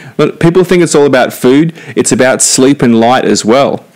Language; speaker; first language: English; native; English